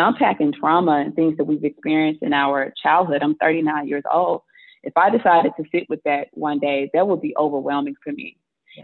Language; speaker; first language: English; native; English